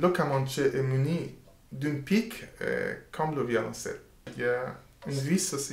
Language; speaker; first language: French; non-native, learner; Persian